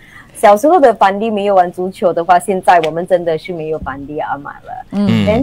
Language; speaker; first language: Chinese; non-native, local second language; English